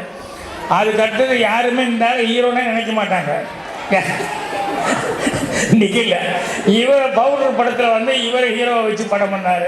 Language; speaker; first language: Tamil; native; Tamil